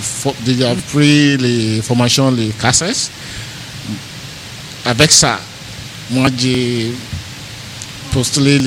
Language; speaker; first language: French; non-native, learner; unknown